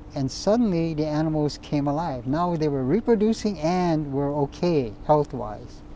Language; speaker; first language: English; native; English